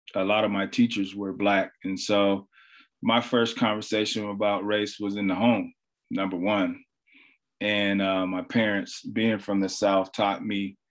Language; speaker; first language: English; native; English